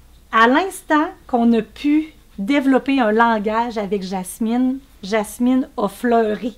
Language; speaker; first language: French; native; French